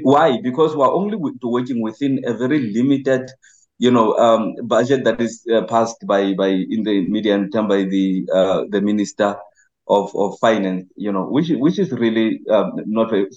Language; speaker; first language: English; non-native, local second language; Southern Sotho